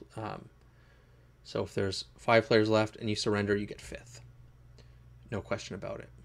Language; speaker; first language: English; native; English